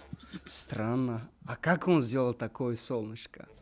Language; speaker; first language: Russian; non-native, local second language; Tajik